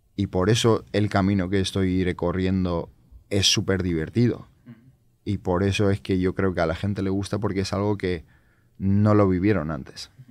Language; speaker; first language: Spanish; non-native, fluent; Georgian